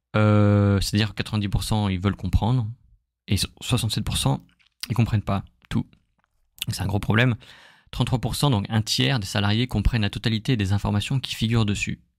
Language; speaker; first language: French; native; French